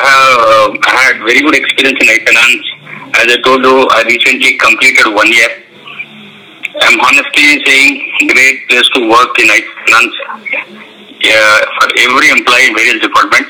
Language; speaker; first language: English; non-native, local second language; Urdu